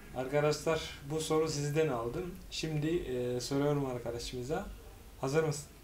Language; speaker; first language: Turkish; non-native, fluent; Swahili